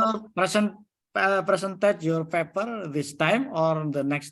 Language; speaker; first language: English; non-native, learner; Indonesian